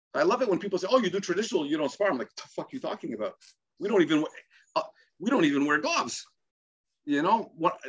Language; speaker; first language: English; native; English